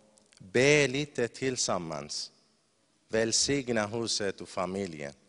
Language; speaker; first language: Swedish; non-native, fluent; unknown